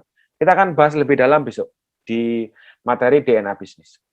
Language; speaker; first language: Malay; non-native, local second language; Javanese